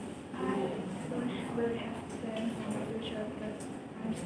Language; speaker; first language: English; non-native, learner; Vietnamese